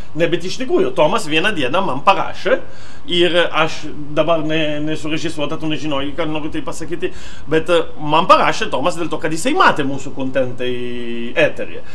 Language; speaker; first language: Lithuanian; non-native, fluent; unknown